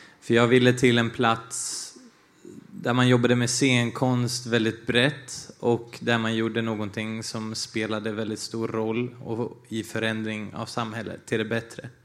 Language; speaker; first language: Swedish; early bilingual, other home language; Portuguese